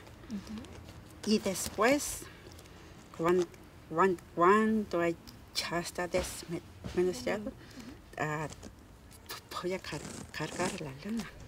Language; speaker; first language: Spanish; non-native, local second language; Tzotzil